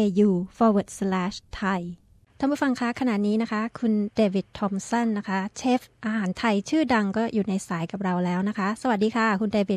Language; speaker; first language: Thai; native; Thai